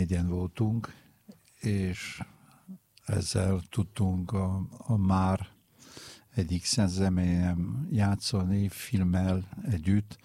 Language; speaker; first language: Hungarian; non-native, fluent; French